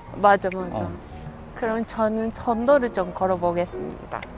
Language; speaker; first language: Korean; non-native, learner; Japanese